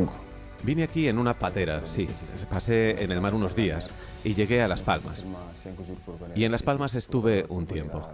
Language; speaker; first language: Spanish; native; Spanish